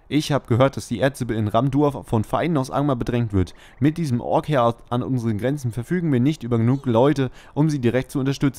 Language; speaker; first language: German; native; German